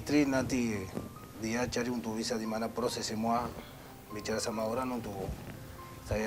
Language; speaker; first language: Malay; non-native, learner; Spanish